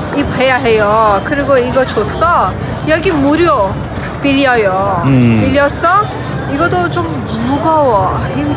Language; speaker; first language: Korean; non-native, learner; Persian